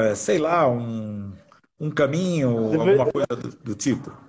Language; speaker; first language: Portuguese; native; Portuguese